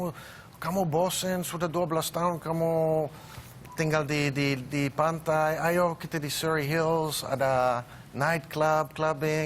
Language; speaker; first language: Indonesian; non-native, learner; Dutch